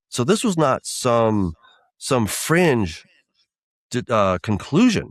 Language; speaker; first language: English; native; English